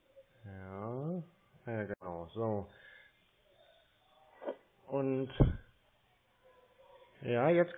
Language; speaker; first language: German; native; German